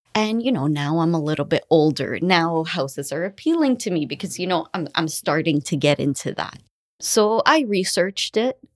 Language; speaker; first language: English; early bilingual, other home language; Arabic